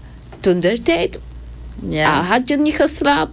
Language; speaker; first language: Dutch; non-native, local second language; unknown